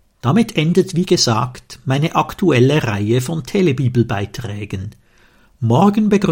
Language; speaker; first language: German; native; German